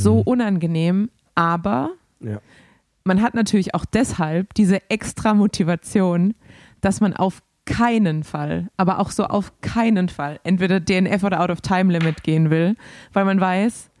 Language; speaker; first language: German; native; German